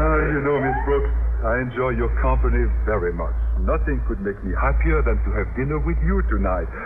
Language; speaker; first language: English; native; English